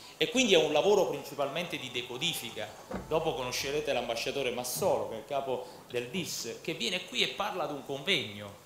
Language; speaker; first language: Italian; native; Italian